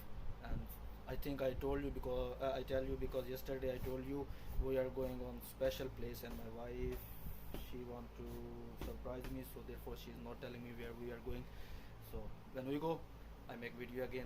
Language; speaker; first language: English; non-native, learner; Urdu